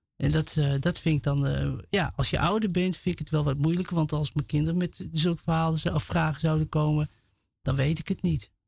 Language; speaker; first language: Dutch; native; Dutch